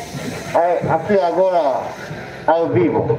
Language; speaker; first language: Portuguese; non-native, learner; Japanese